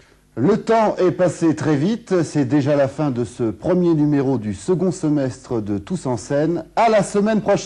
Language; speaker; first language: French; native; French